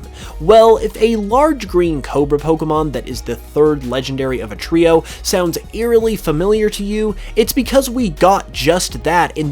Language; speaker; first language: English; native; English